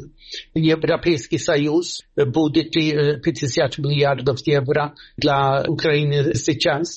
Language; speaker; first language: Russian; non-native, fluent; Swedish